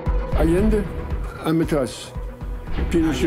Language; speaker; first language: Spanish; non-native, learner; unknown